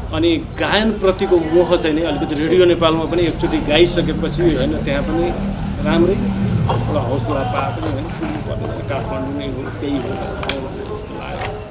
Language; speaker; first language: Nepali; non-native, local second language; Maithili